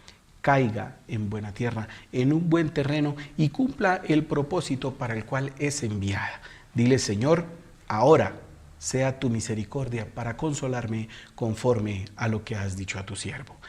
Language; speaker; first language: Spanish; native; Spanish